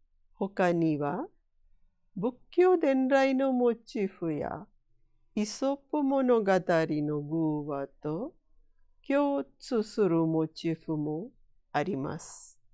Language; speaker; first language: Japanese; non-native, fluent; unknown